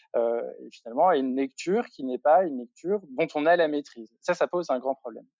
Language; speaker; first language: French; native; French